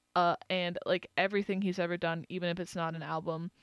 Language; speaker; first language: English; native; English